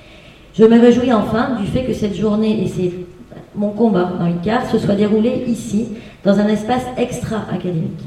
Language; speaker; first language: French; native; French